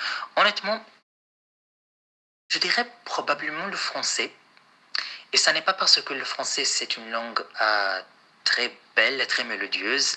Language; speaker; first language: French; non-native, fluent; Arabic